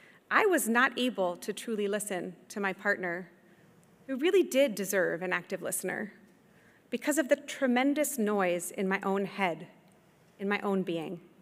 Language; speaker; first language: English; native; English